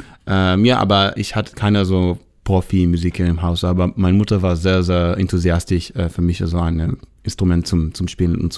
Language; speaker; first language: German; non-native, learner; Hebrew